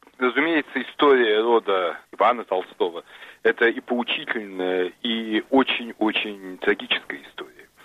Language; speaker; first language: Russian; native; Russian